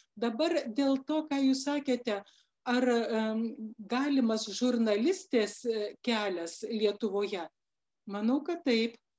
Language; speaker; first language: Lithuanian; native; Lithuanian